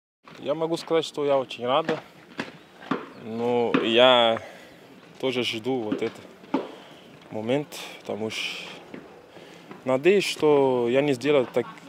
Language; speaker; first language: Russian; non-native, learner; Portuguese